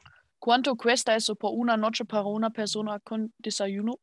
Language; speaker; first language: Spanish; non-native, learner; German